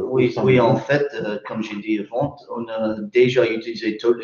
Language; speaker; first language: French; non-native, fluent; English